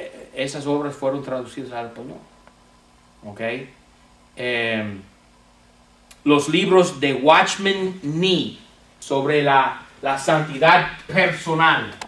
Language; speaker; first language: Spanish; non-native, fluent; English